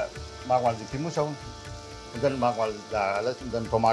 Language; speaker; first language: German; non-native, learner; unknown